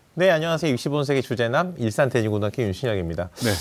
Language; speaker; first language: Korean; native; Korean